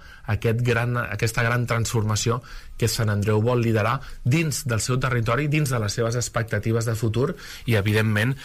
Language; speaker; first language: Catalan; native; Catalan